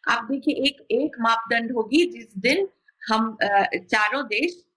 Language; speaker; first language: Hindi; non-native, local second language; Bangla